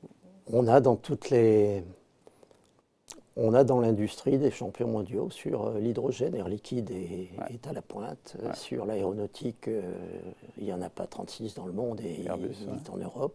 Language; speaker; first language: French; native; French